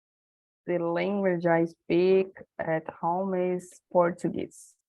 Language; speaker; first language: English; non-native, learner; Portuguese